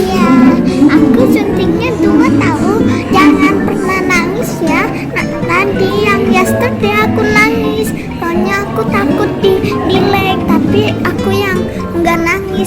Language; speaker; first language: Indonesian; early bilingual, heritage; Indonesian